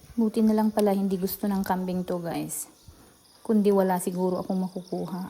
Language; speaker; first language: Filipino; non-native, local second language; Iloko